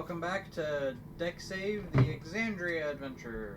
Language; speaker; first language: English; native; English